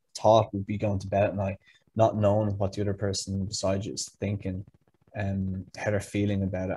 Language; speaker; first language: English; native; English